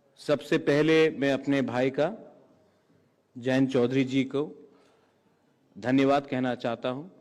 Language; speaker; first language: Hindi; non-native, local second language; Kok Borok